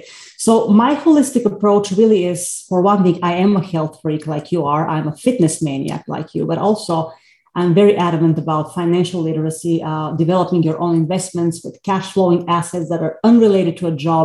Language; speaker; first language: English; non-native, fluent; Bulgarian